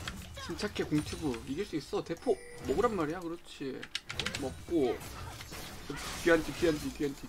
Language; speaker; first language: Korean; native; Korean